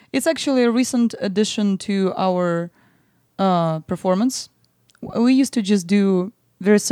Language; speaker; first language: English; non-native, fluent; Russian